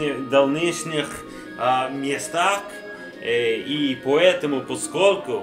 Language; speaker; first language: Russian; non-native, learner; English